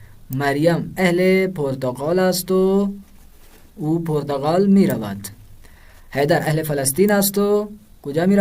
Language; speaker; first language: Persian; non-native, fluent; Urdu